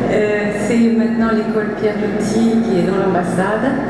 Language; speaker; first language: French; early bilingual, heritage; French